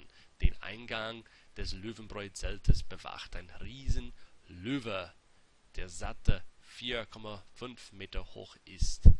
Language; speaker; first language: German; non-native, fluent; English